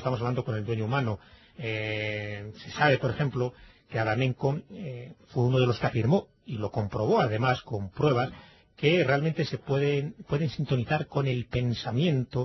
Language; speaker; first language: Spanish; native; Spanish